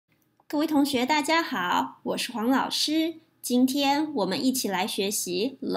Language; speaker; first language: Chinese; non-native, fluent; English